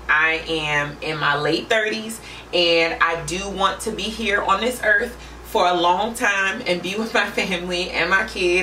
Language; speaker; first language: English; native; English